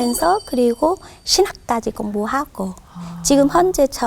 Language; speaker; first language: Korean; non-native, fluent; Vietnamese